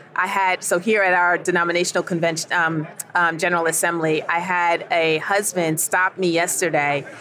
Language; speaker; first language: English; native; English